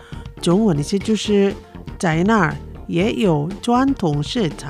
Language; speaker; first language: Chinese; non-native, fluent; Indonesian